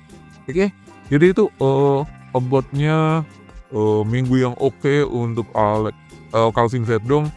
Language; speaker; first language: Indonesian; native; Indonesian